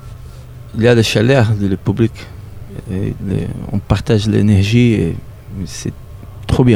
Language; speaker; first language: French; non-native, learner; Portuguese